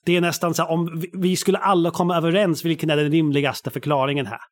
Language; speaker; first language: Swedish; non-native, fluent; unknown